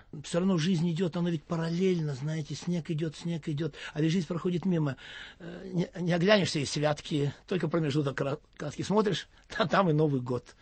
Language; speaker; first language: Russian; native; Russian